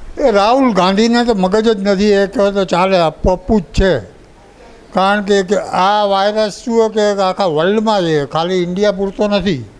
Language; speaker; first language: Gujarati; non-native, local second language; Sindhi